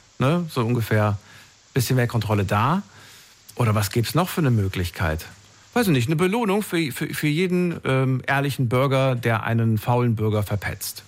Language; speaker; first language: German; native; German